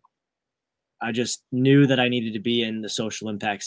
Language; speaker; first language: English; native; English